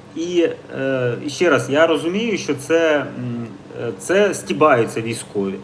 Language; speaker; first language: Ukrainian; native; Ukrainian